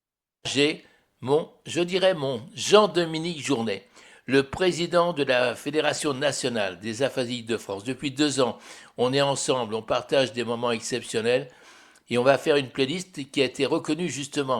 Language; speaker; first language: French; native; French